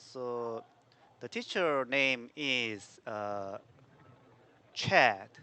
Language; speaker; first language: English; non-native, learner; Korean